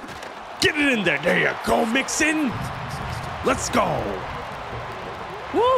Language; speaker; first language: English; native; English